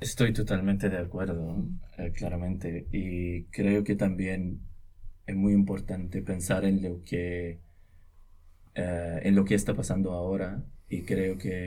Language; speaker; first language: Spanish; non-native, local second language; Arabic